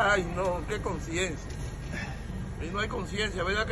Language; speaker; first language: Spanish; native; Spanish